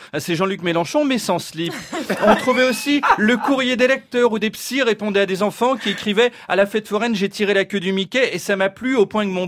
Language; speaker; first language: French; native; French